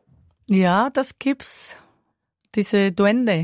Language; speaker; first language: German; non-native, fluent; Spanish